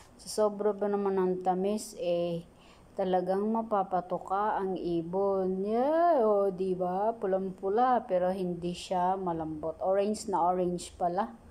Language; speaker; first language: Filipino; native; Filipino